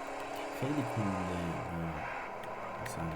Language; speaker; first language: Persian; native; Persian